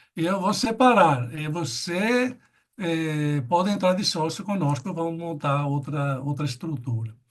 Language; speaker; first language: Portuguese; non-native, fluent; Italian